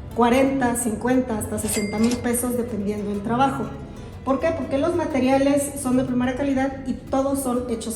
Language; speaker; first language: Spanish; native; Spanish